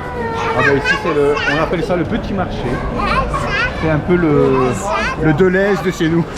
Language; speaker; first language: French; non-native, local second language; Malagasy